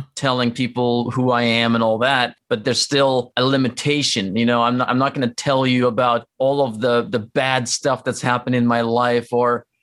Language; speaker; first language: English; non-native, fluent; Norwegian